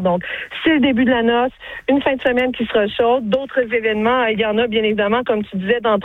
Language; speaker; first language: French; native; French